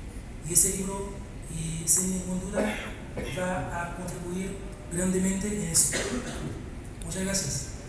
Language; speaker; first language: Spanish; non-native, fluent; Haitian Creole